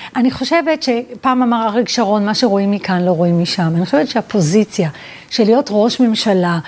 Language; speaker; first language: Hebrew; early bilingual, other home language; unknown